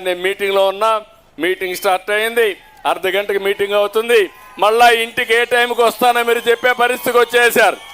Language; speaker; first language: Telugu; native; Telugu